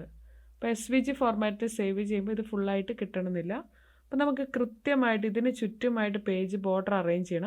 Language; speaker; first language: Malayalam; native; Malayalam